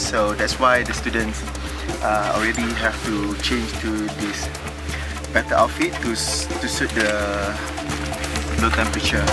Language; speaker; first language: English; non-native, local second language; Malay